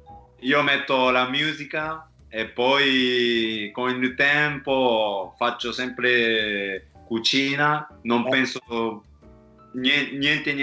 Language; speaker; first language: Italian; non-native, fluent; Japanese